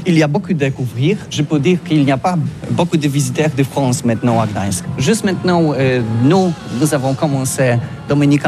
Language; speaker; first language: French; non-native, learner; Polish